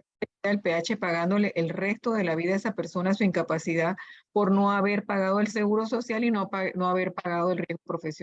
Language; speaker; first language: Spanish; native; Spanish